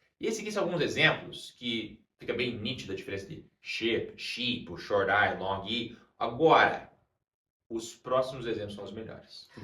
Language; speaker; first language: Portuguese; early bilingual, heritage; Portuguese